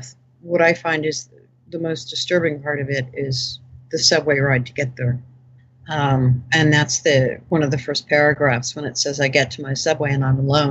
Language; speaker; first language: English; native; English